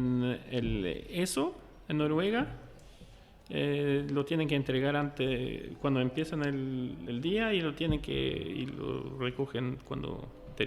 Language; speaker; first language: Spanish; non-native, fluent; Norwegian